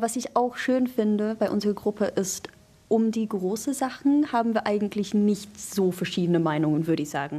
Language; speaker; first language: German; non-native, fluent; English